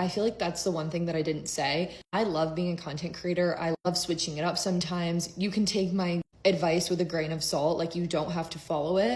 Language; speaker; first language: English; native; English